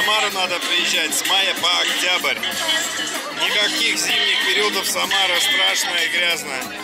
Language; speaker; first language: Russian; native; Russian